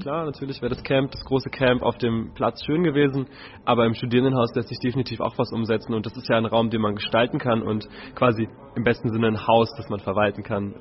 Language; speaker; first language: German; native; German